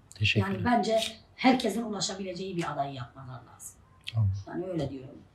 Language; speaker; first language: Turkish; non-native, local second language; Arabic